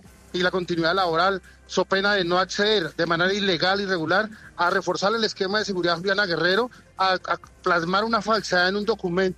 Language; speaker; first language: Spanish; native; Spanish